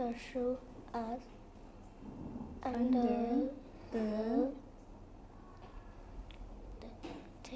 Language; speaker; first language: English; non-native, learner; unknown